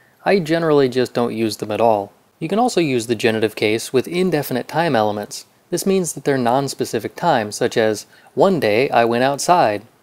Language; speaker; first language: English; native; English